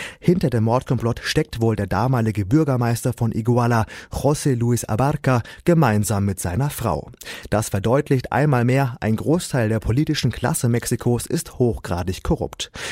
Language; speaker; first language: German; native; German